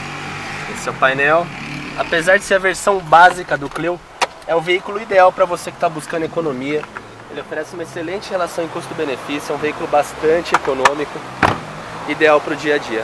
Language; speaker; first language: Portuguese; native; Portuguese